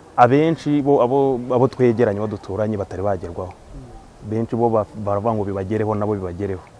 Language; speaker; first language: Kinyarwanda; native; Kinyarwanda